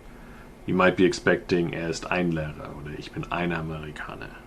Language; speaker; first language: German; non-native, fluent; English